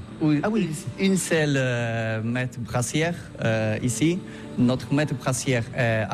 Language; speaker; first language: French; non-native, learner; Polish